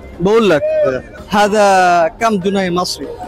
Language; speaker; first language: Arabic; non-native, learner; Bangla